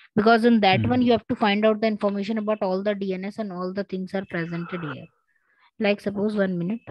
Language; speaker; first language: English; non-native, local second language; Hindi